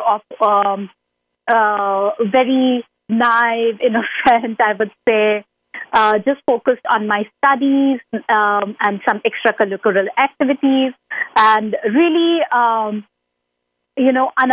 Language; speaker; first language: English; non-native, local second language; Hindi